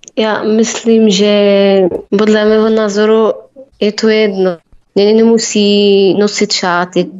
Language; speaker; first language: Czech; non-native, learner; Arabic